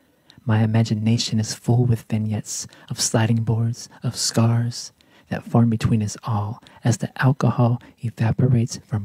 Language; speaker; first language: English; native; English